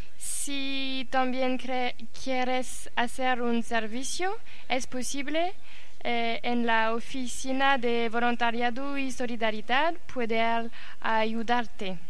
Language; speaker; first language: Spanish; non-native, learner; French